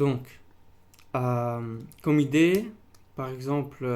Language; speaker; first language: French; non-native, local second language; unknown